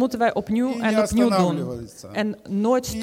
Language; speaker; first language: Dutch; non-native, fluent; Ukrainian